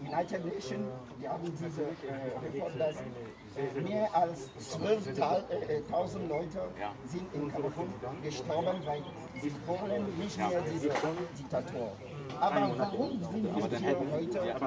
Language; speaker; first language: German; non-native, learner; French